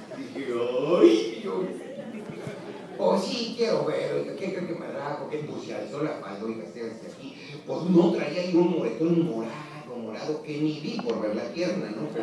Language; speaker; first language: Spanish; native; Spanish